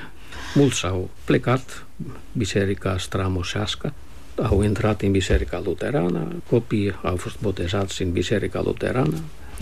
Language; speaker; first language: Romanian; non-native, fluent; Finnish